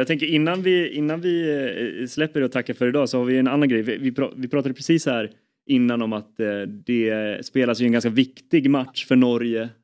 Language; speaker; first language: Swedish; native; Swedish